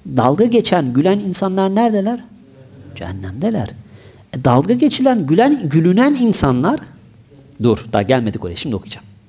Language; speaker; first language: Turkish; native; Turkish